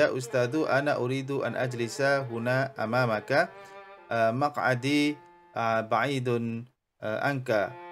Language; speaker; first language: Arabic; non-native, fluent; Indonesian